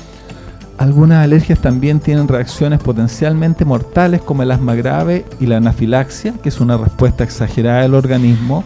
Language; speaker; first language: Spanish; native; Spanish